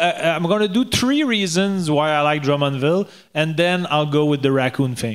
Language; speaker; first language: English; non-native, learner; French